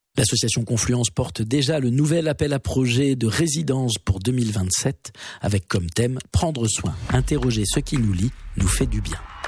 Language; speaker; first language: French; native; French